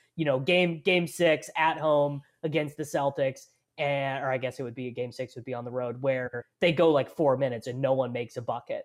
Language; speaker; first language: English; native; English